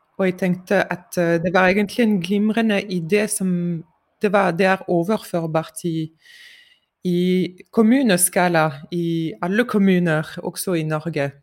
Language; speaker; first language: Norwegian; non-native, fluent; French